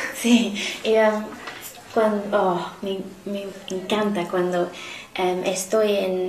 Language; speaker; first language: Spanish; non-native, learner; English